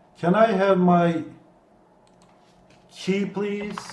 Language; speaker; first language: English; non-native, fluent; Turkish